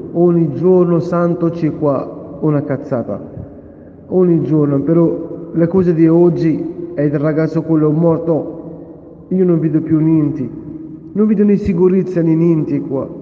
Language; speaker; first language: Italian; non-native, fluent; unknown